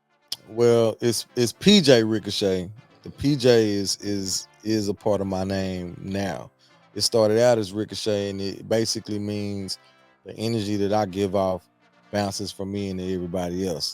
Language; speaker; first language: English; native; English